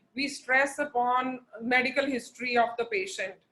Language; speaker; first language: English; non-native, local second language; Punjabi